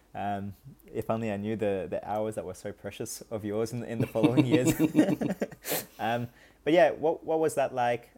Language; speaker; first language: English; early bilingual, other home language; Hindi